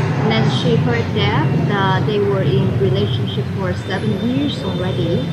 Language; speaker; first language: English; non-native, fluent; Vietnamese